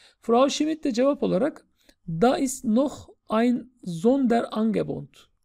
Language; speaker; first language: German; non-native, fluent; Turkish